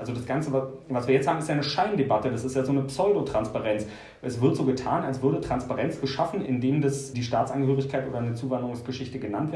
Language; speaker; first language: German; native; German